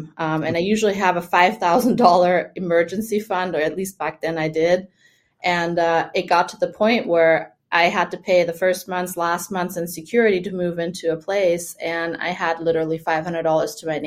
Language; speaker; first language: English; non-native, fluent; German